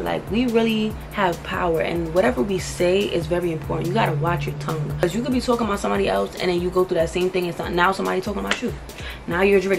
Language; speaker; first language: English; native; English